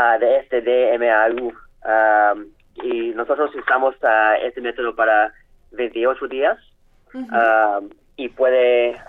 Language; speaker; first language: Spanish; non-native, learner; English